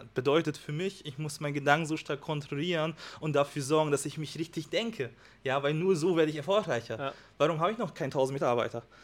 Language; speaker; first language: German; non-native, fluent; Hungarian